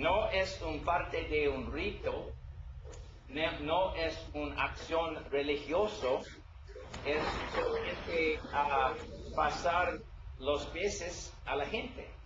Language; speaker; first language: Spanish; non-native, learner; English